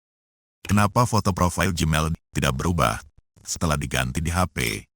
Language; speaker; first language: Indonesian; native; Indonesian